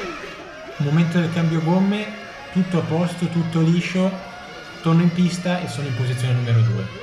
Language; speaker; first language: Italian; native; Italian